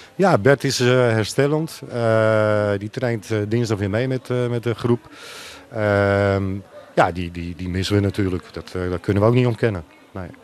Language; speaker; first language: Dutch; native; Dutch